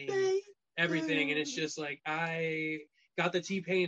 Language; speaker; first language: English; native; English